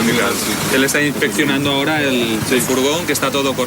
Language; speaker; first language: Spanish; native; Spanish